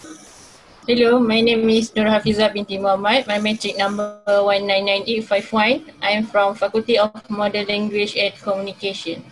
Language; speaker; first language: English; non-native, local second language; Malay